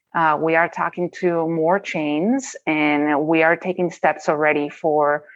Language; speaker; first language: English; non-native, fluent; Spanish